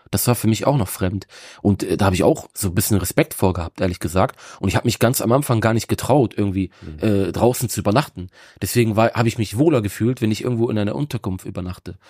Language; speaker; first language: German; native; German